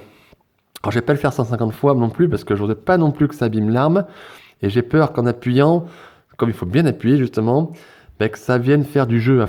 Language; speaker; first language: French; native; French